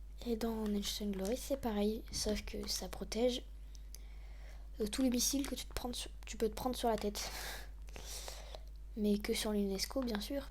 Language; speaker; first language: French; native; French